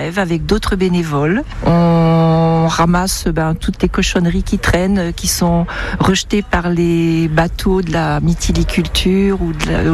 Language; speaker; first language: French; native; French